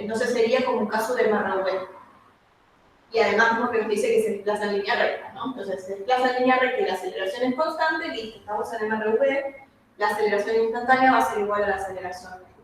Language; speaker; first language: Spanish; native; Spanish